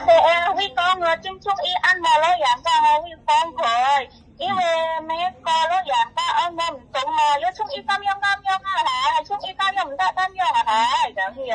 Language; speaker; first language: Cantonese; non-native, learner; Indonesian